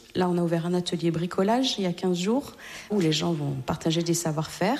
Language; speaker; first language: French; native; French